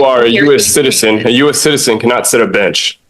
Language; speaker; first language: English; native; English